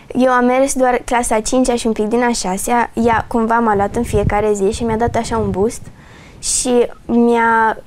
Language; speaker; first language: Romanian; early bilingual, other home language; English